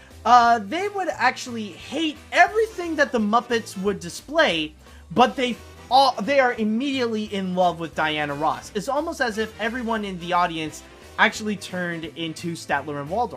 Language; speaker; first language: English; native; English